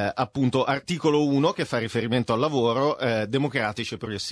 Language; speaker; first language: Italian; native; Italian